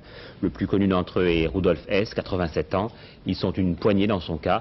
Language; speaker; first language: French; native; French